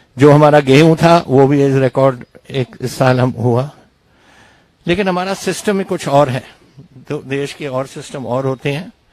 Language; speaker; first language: Hindi; non-native, local second language; Punjabi